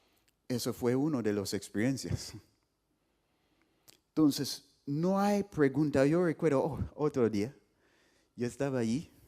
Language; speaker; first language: Spanish; non-native, fluent; English